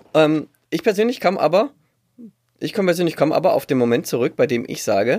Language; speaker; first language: German; native; German